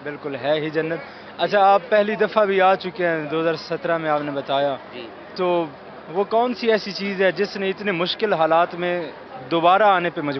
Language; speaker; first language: Urdu; native; Urdu